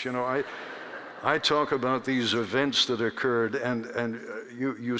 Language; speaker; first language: English; native; English